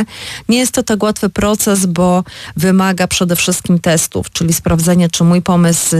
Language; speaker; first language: Polish; native; Polish